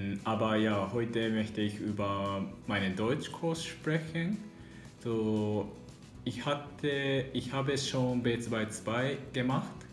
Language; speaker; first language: German; non-native, learner; Japanese